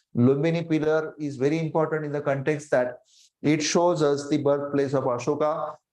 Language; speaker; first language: English; non-native, local second language; Marathi